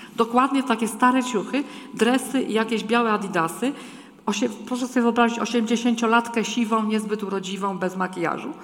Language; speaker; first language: Polish; native; Polish